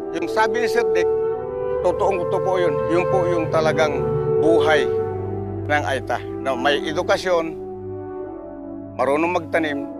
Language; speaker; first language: Filipino; non-native, local second language; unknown